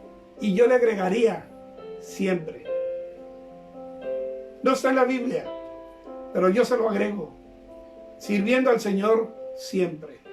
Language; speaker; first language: Spanish; native; Spanish